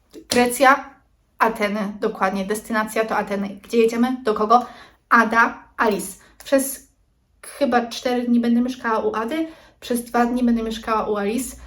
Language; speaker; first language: Polish; native; Polish